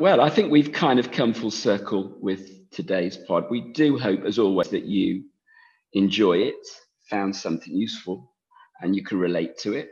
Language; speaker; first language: English; native; English